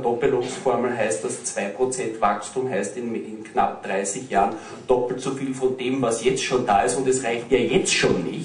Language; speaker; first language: German; native; German